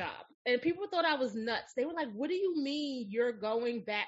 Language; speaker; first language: English; native; English